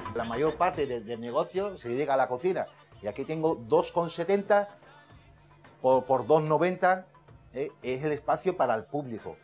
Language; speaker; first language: Spanish; non-native, fluent; Arabic